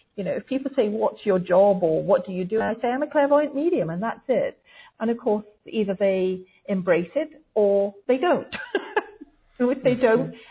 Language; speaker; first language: English; native; English